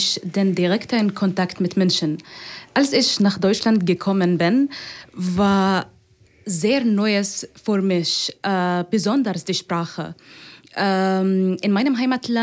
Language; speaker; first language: German; non-native, fluent; Arabic